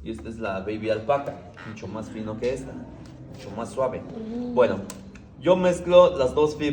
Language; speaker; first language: Spanish; non-native, local second language; Zapotec